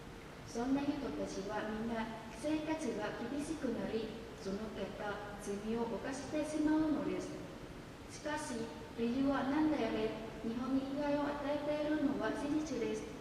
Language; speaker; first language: Japanese; non-native, fluent; Vietnamese